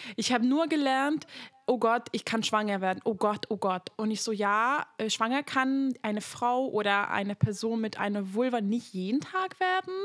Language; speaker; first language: German; non-native, fluent; Hungarian